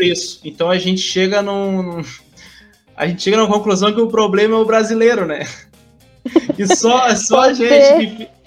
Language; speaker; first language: Portuguese; native; Portuguese